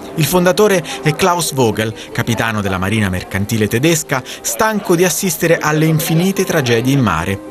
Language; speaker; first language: Italian; native; Italian